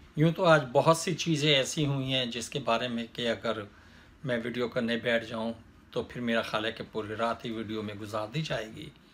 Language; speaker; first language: Urdu; native; Urdu